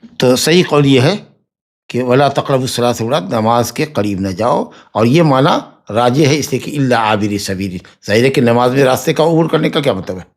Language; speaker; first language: Urdu; native; Urdu